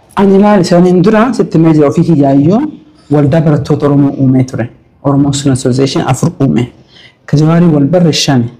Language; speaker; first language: Oromo; early bilingual, heritage; Oromo